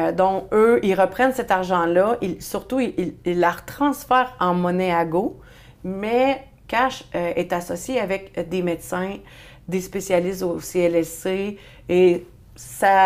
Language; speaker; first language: French; native; French